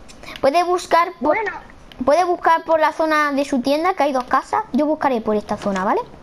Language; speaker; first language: Spanish; native; Spanish